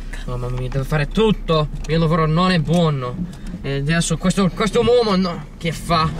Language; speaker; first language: Italian; non-native, learner; English